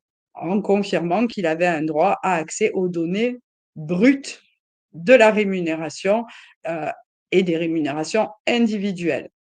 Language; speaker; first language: French; native; French